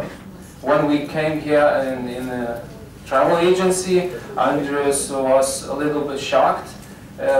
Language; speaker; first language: English; non-native, learner; Lithuanian